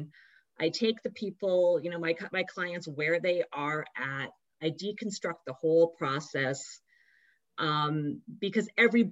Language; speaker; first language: English; native; English